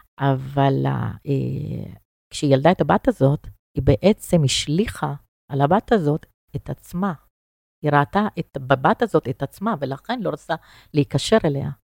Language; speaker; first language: Hebrew; non-native, fluent; Russian